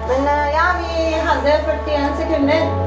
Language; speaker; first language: Norwegian; non-native, fluent; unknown